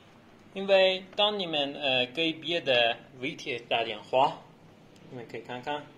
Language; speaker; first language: Chinese; non-native, learner; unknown